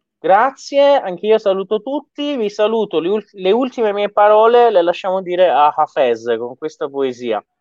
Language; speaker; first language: Italian; non-native, fluent; Persian